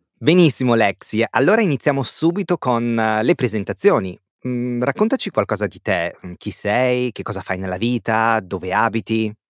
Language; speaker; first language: Italian; native; Italian